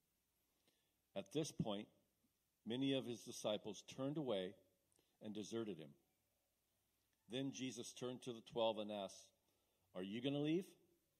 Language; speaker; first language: English; native; English